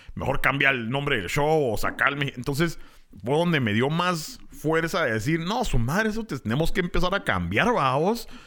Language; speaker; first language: Spanish; native; Spanish